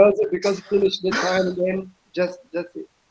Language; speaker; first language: English; non-native, learner; Portuguese